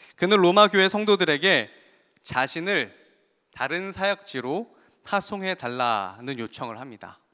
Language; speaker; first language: Korean; native; Korean